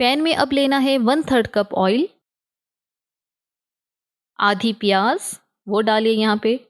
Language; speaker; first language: Hindi; native; Hindi